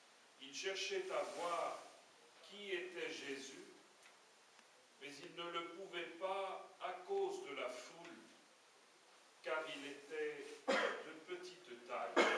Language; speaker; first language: French; native; French